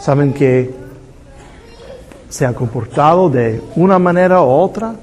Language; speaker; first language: Spanish; non-native, fluent; English